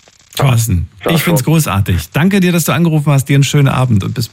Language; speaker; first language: German; native; German